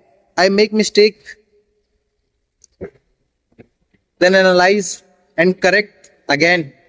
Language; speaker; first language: English; non-native, learner; Hindi